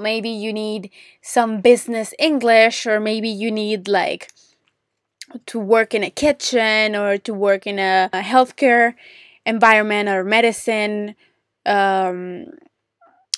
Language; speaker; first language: English; non-native, fluent; Spanish